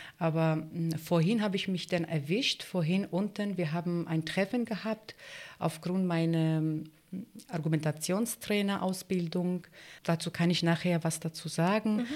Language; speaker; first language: German; non-native, fluent; Kurdish